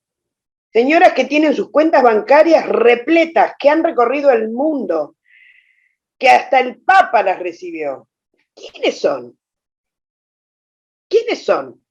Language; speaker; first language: Spanish; native; Spanish